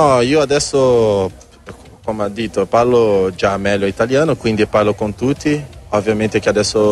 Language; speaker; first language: Italian; non-native, learner; Portuguese